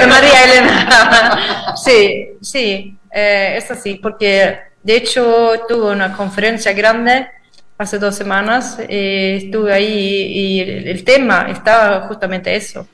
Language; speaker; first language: Spanish; non-native, fluent; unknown